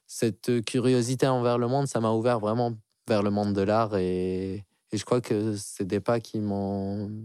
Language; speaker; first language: French; non-native, local second language; Arabic